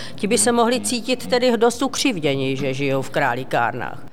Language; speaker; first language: Czech; native; Czech